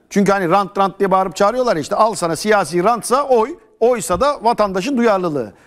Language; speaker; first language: Turkish; native; Turkish